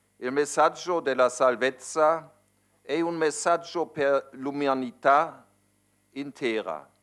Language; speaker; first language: Italian; non-native, fluent; German